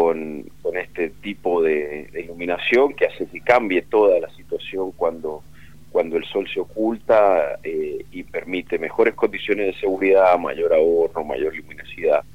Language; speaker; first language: Spanish; native; Spanish